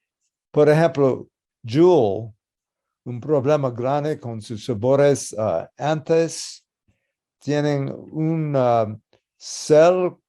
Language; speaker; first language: Spanish; non-native, learner; English